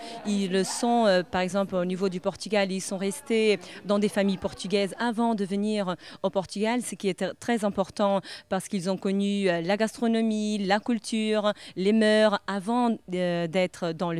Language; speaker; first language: French; non-native, fluent; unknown